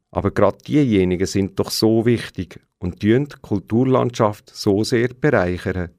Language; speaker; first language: German; native; German